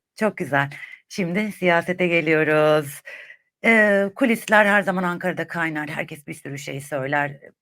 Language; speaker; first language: Turkish; native; Turkish